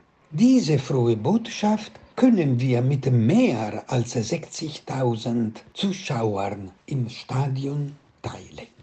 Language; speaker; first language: German; non-native, fluent; Italian